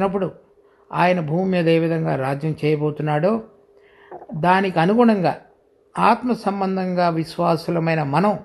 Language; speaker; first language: Telugu; native; Telugu